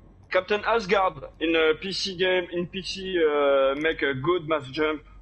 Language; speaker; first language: English; non-native, learner; French